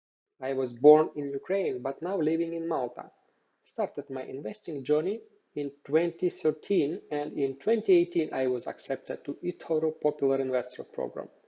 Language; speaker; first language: English; non-native, fluent; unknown